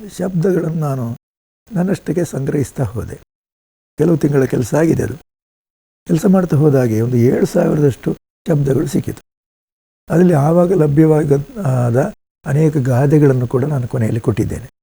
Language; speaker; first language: Kannada; non-native, local second language; Tulu